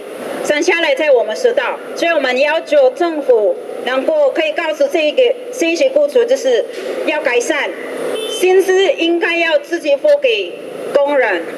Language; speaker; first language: Chinese; non-native, learner; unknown